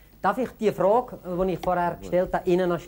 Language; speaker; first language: German; native; German